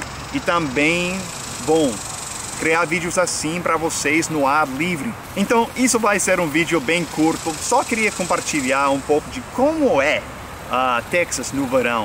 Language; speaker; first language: Portuguese; non-native, fluent; English